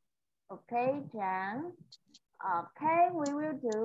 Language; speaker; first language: English; non-native, fluent; Vietnamese